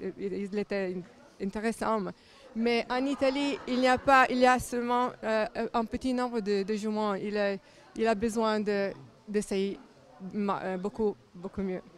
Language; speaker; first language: French; non-native, learner; Italian